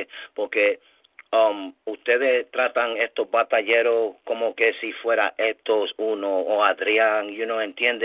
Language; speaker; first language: Spanish; early bilingual, heritage; English